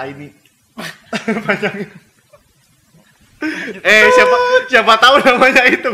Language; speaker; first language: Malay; non-native, local second language; Sundanese